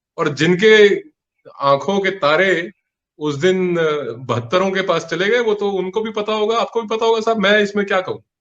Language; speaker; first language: Hindi; non-native, local second language; Punjabi